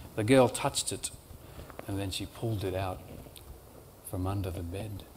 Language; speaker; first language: English; native; English